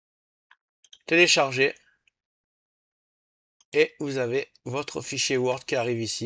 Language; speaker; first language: French; native; French